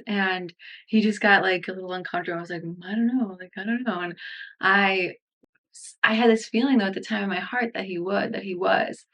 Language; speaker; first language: English; native; English